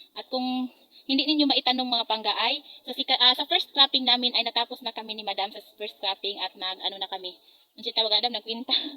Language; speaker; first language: Filipino; non-native, local second language; Hiligaynon